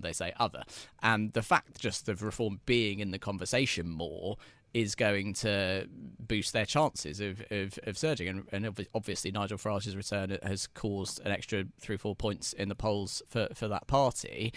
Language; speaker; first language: English; native; English